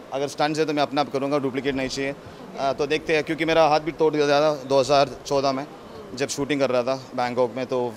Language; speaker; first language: Hindi; non-native, local second language; Malayalam